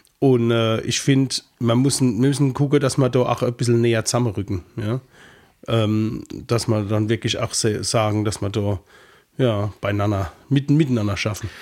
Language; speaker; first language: German; native; German